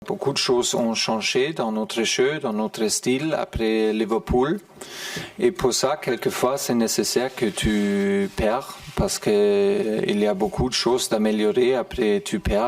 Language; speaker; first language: French; non-native, fluent; German